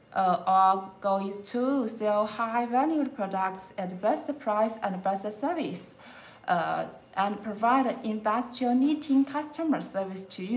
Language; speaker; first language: English; non-native, learner; Chinese